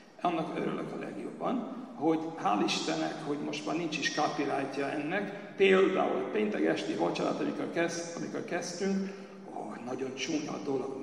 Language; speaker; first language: Hungarian; early bilingual, heritage; Hungarian